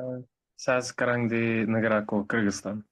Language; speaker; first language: Indonesian; non-native, learner; Kyrgyz